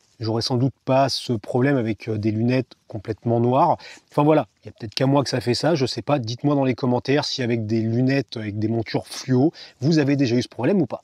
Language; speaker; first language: French; native; French